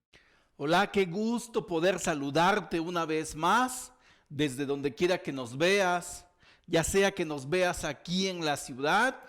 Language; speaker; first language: Spanish; native; Spanish